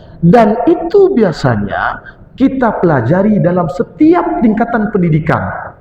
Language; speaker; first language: Malay; non-native, local second language; Achinese